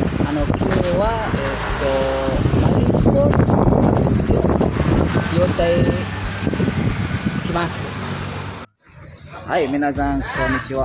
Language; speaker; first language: Japanese; non-native, fluent; Indonesian